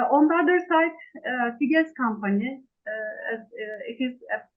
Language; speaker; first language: English; non-native, fluent; Turkish